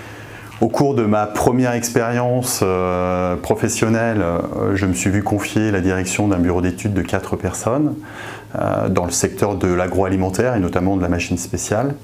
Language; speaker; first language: French; native; French